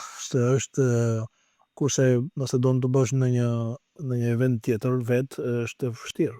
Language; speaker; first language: Albanian; native; Albanian